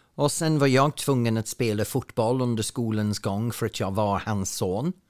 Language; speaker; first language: Swedish; non-native, fluent; English